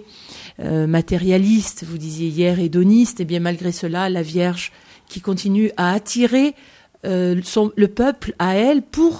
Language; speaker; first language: French; native; French